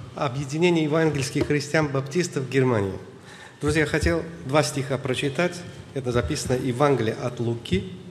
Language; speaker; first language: Russian; non-native, local second language; Azerbaijani